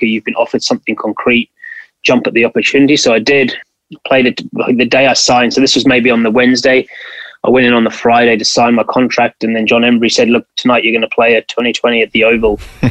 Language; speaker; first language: English; native; English